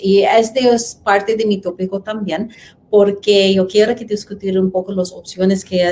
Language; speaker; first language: Spanish; non-native, learner; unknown